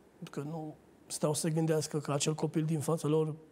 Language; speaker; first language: Romanian; native; Romanian